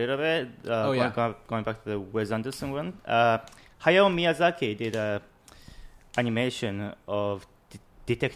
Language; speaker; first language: English; non-native, fluent; Japanese